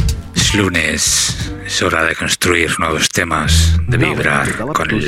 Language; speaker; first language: Spanish; native; Spanish